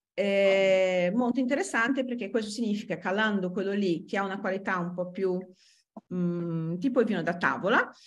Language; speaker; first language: Italian; non-native, fluent; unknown